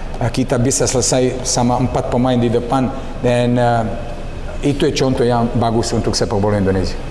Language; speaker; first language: Indonesian; non-native, learner; Serbian